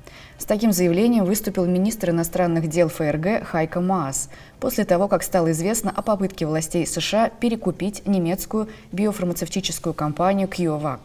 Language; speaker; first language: Russian; native; Russian